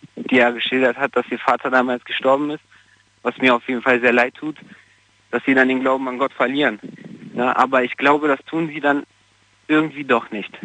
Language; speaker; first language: German; non-native, fluent; Portuguese